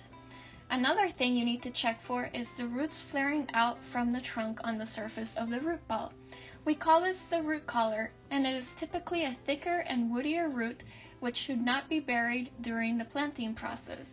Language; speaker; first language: English; native; English